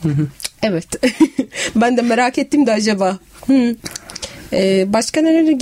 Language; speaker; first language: Turkish; non-native, fluent; Arabic